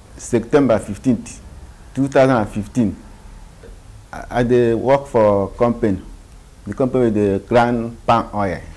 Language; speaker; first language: Nigerian Pidgin; non-native, local second language; Igbo